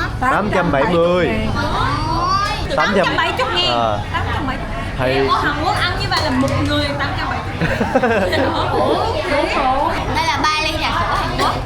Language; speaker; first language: Vietnamese; non-native, fluent; Korean